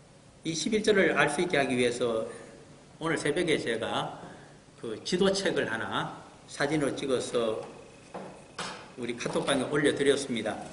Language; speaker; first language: Korean; native; Korean